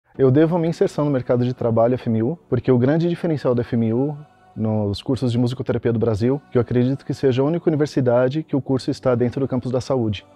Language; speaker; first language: Portuguese; native; Portuguese